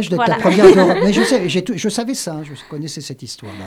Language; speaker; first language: French; native; French